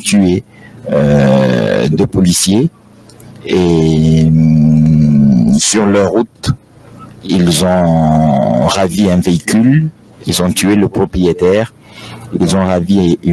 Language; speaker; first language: French; non-native, local second language; Lingala